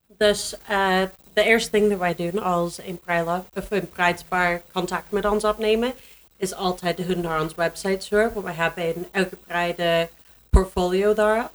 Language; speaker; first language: Dutch; non-native, learner; English